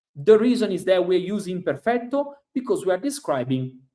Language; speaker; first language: English; non-native, fluent; Italian